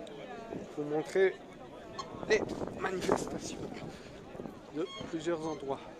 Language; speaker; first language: French; native; French